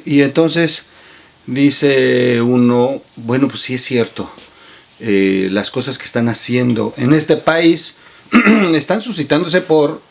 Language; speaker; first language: Spanish; native; Spanish